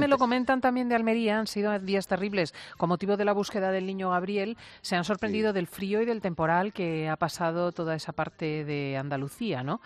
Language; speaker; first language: Spanish; native; Spanish